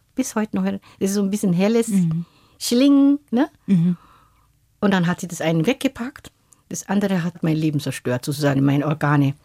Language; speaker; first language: German; non-native, fluent; Somali